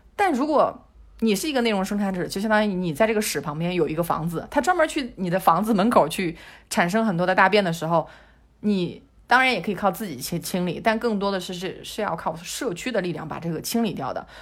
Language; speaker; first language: Chinese; native; Chinese